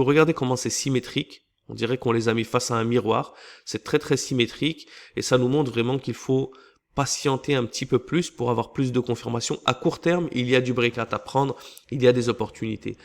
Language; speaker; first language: French; native; French